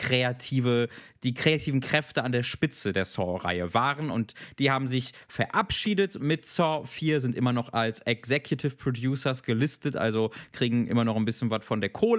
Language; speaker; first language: German; native; German